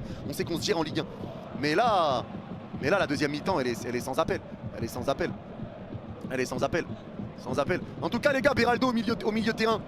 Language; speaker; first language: French; native; French